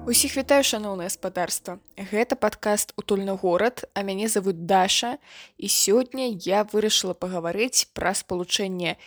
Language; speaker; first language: Belarusian; non-native, local second language; Russian